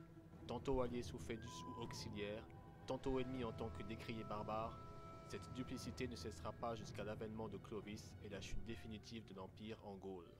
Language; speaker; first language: French; native; French